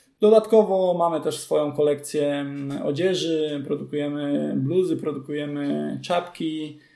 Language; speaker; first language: Polish; native; Polish